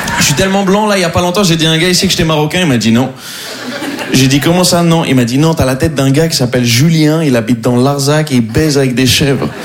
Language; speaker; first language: French; non-native, local second language; Arabic